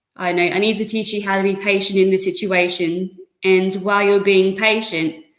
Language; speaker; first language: English; native; English